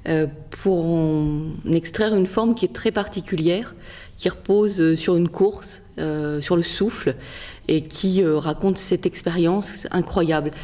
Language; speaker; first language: French; native; French